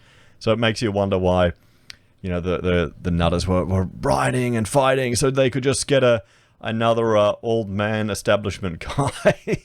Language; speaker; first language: English; native; English